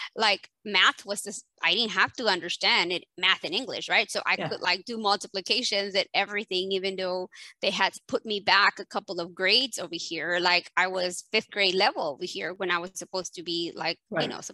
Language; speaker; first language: English; early bilingual, other home language; Spanish